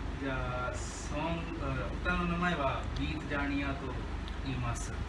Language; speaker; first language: Japanese; non-native, learner; Punjabi